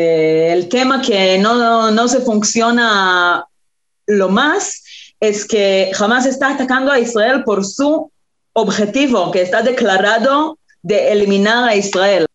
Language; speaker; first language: Spanish; non-native, fluent; Hebrew